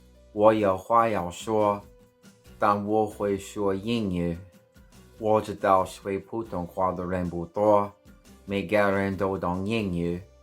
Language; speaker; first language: Chinese; non-native, learner; English